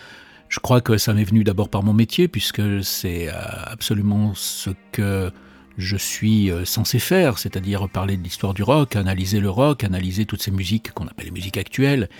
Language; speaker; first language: French; native; French